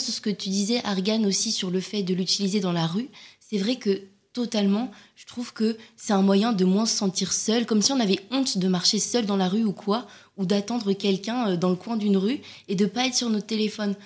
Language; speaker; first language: French; native; French